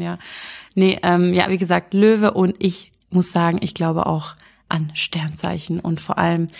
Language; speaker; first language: German; early bilingual, other home language; Arabic